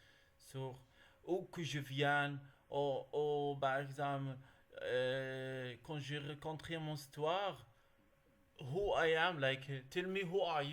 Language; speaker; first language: French; non-native, learner; Arabic